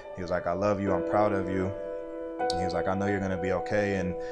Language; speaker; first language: English; native; English